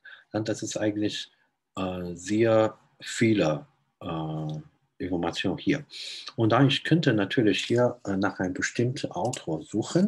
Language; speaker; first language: German; non-native, fluent; Chinese